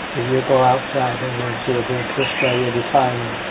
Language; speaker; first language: English; non-native, fluent; Thai